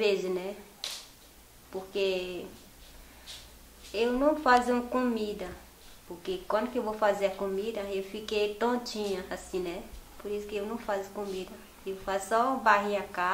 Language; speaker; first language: Portuguese; non-native, local second language; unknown